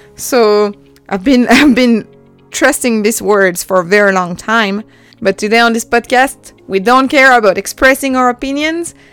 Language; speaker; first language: English; non-native, fluent; French